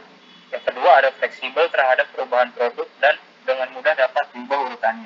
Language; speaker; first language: Indonesian; native; Indonesian